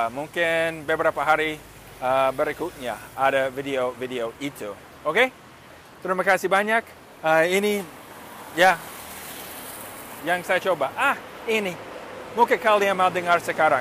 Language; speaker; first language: Indonesian; non-native, fluent; English